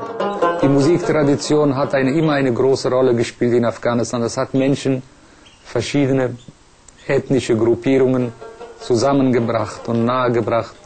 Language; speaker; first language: German; non-native, fluent; Persian